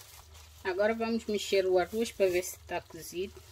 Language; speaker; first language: Portuguese; non-native, local second language; Upper Guinea Crioulo